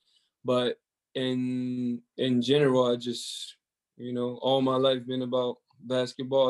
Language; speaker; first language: English; non-native, fluent; French